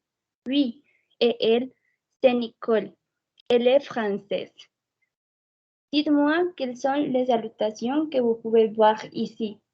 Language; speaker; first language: French; non-native, fluent; Spanish